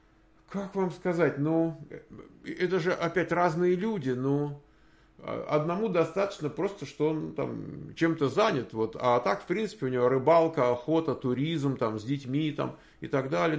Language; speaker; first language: Russian; native; Russian